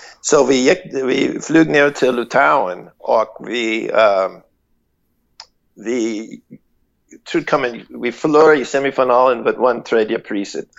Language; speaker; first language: Swedish; non-native, fluent; English